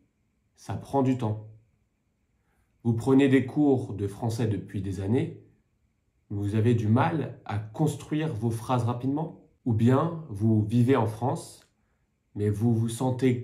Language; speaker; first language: French; native; French